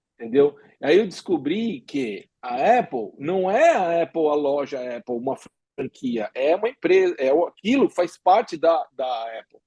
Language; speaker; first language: Portuguese; native; Portuguese